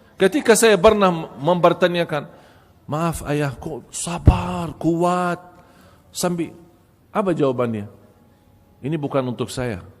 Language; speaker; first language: Malay; non-native, fluent; Arabic